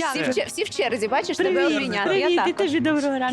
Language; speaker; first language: Ukrainian; native; Ukrainian